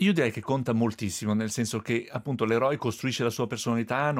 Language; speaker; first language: Italian; native; Italian